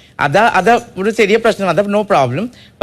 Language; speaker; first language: Malayalam; non-native, learner; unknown